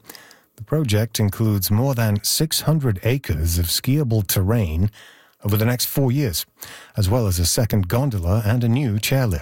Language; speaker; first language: English; native; English